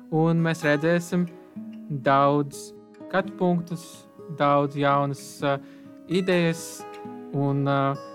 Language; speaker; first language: Latvian; non-native, fluent; Turkish